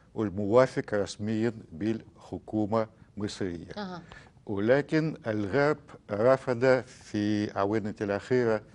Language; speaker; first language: Arabic; non-native, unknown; Russian